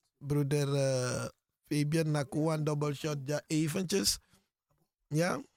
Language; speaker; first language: Dutch; native; Dutch